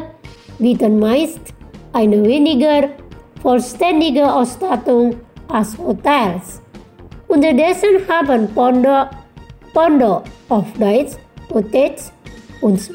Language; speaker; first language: German; non-native, fluent; Indonesian